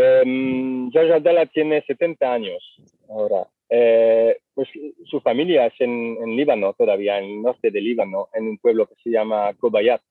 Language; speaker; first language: Spanish; non-native, fluent; French